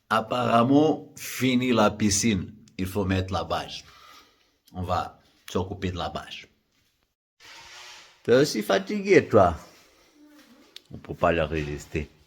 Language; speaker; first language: French; native; French